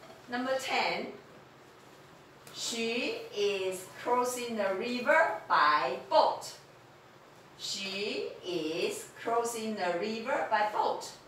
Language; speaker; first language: English; non-native, fluent; Chinese